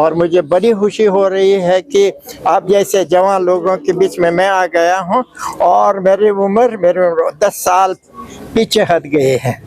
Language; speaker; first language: Hindi; non-native, fluent; Uzbek